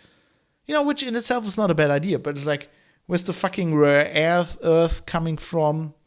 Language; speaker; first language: English; non-native, fluent; German